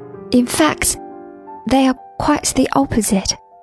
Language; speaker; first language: English; non-native, fluent; Chinese